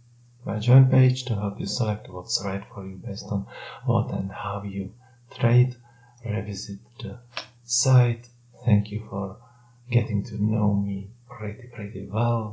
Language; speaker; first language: English; non-native, fluent; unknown